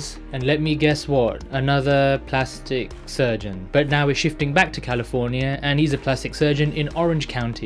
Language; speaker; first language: English; native; English